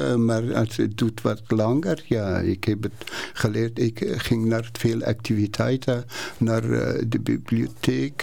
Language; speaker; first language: Dutch; non-native, learner; Persian